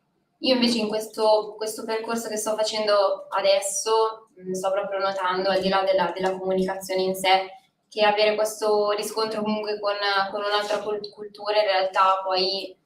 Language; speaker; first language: Italian; native; Italian